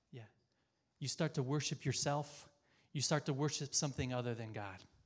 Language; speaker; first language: English; native; English